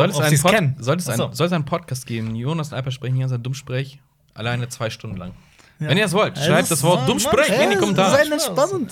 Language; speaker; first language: German; native; German